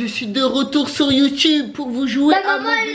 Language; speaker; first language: French; native; French